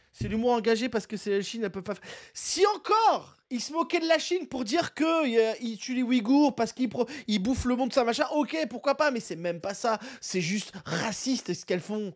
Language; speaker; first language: French; native; French